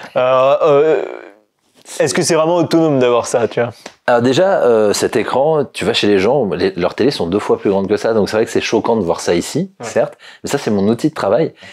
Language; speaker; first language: French; native; French